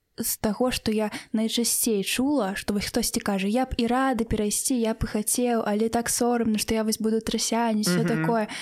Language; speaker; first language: Belarusian; non-native, local second language; Russian